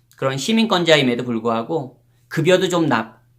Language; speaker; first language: Korean; native; Korean